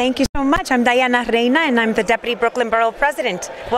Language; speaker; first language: English; native; English